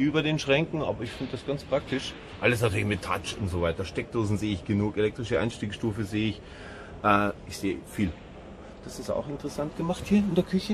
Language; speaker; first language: German; native; German